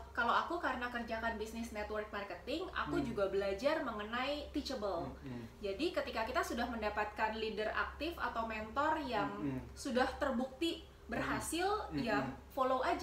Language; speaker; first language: Indonesian; native; Indonesian